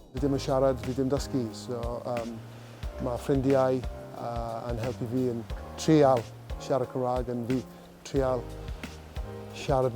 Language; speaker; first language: Welsh; non-native, local second language; English